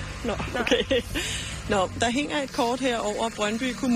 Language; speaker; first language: Danish; native; Danish